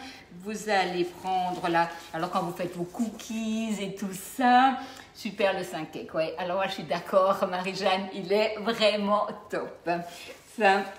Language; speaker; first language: French; native; French